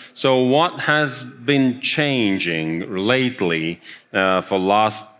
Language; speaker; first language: English; non-native, fluent; Latvian